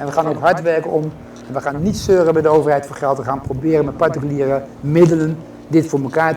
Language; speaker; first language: Dutch; native; Dutch